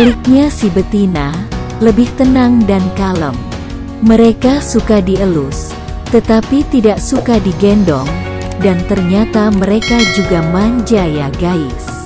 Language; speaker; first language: Indonesian; native; Indonesian